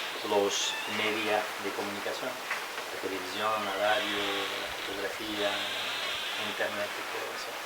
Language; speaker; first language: Spanish; non-native, fluent; French